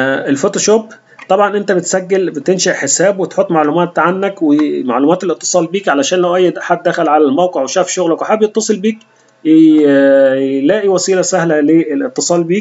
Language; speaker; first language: Arabic; native; Arabic